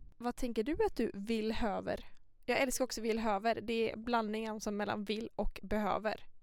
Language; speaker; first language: Swedish; early bilingual, other home language; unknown